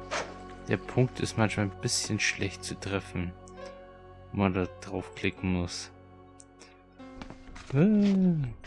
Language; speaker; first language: German; native; German